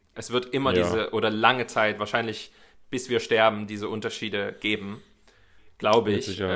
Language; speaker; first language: German; native; German